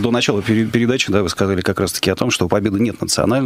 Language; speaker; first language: Russian; native; Russian